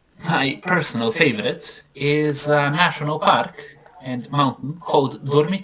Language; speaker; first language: English; non-native, fluent; Serbian